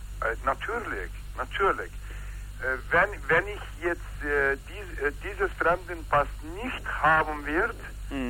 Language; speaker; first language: German; non-native, learner; Turkish